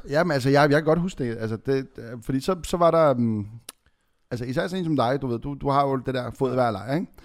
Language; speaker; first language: Danish; early bilingual, other home language; Arabic